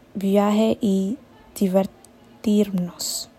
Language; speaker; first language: Spanish; non-native, learner; Amharic